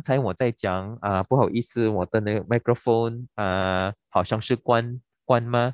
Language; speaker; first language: Chinese; non-native, local second language; Filipino